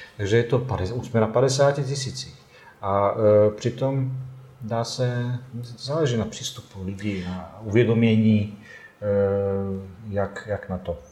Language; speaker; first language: Czech; non-native, fluent; Bosnian